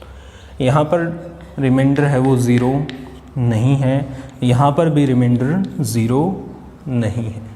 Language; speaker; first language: Hindi; native; Hindi